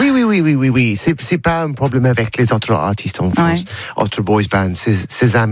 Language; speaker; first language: French; non-native, learner; English